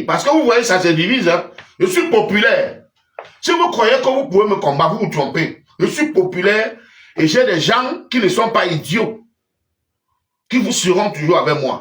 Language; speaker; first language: French; native; French